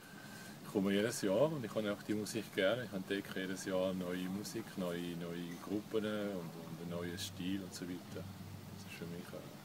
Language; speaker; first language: German; non-native, local second language; French